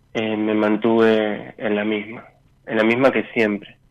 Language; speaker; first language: Spanish; native; Spanish